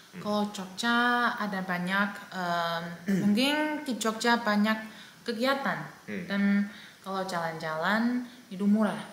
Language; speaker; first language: Indonesian; non-native, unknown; Chinese